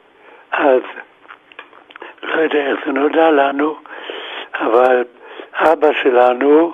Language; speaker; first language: Hebrew; non-native, fluent; German